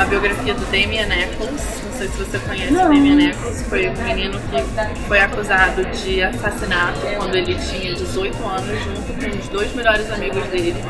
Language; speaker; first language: Portuguese; native; Portuguese